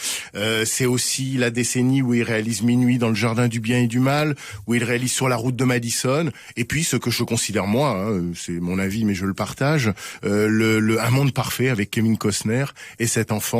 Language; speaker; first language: French; native; French